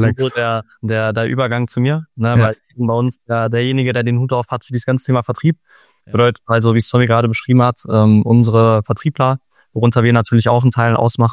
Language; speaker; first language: German; native; German